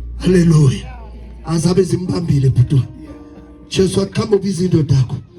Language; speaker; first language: Zulu; non-native, local second language; South Ndebele